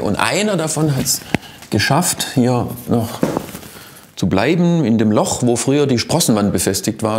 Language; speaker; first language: German; native; German